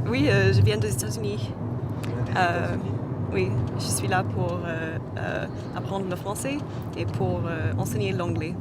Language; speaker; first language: French; non-native, fluent; English